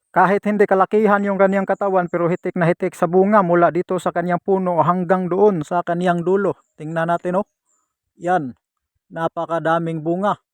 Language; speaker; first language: Filipino; non-native, local second language; Cebuano